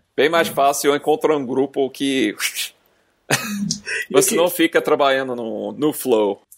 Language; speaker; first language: Portuguese; non-native, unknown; English